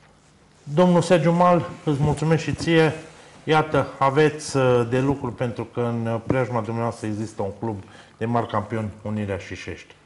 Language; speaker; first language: Romanian; native; Romanian